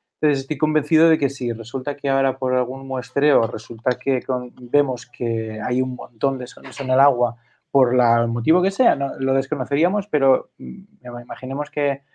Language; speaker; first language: Spanish; non-native, local second language; Catalan